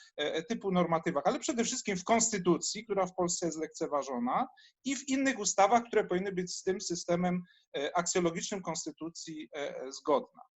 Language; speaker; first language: Polish; native; Polish